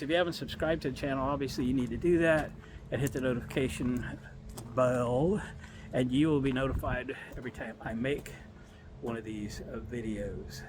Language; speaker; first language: English; native; English